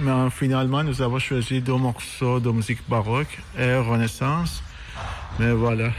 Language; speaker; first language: French; non-native, fluent; Persian